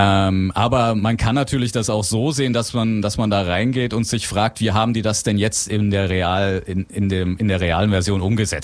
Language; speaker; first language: German; native; German